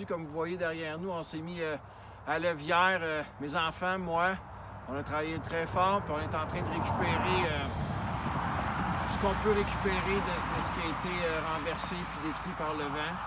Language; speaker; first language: French; native; French